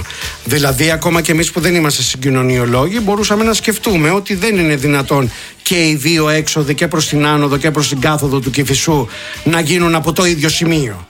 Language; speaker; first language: Greek; native; Greek